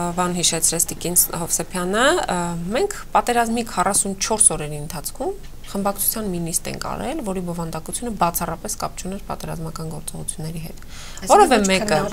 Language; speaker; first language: Armenian; native; Armenian